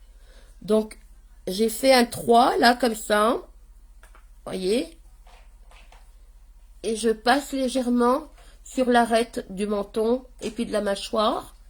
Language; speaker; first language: French; native; French